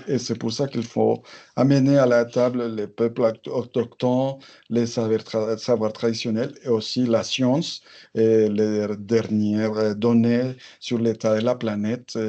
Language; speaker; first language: French; non-native, fluent; English